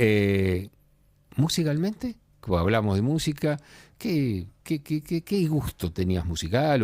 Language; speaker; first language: Spanish; native; Spanish